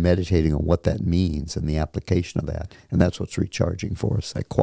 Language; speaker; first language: English; native; English